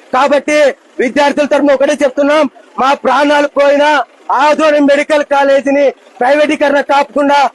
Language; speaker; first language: Telugu; native; Telugu